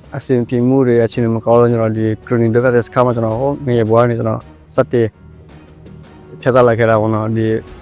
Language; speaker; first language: Burmese; non-native, local second language; S'gaw Karen